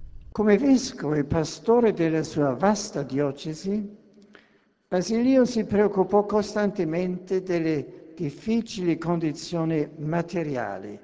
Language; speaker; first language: Italian; non-native, fluent; German